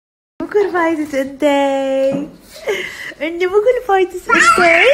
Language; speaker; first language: Arabic; native; Arabic